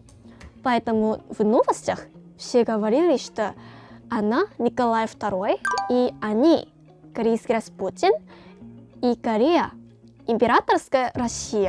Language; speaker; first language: Russian; non-native, fluent; Korean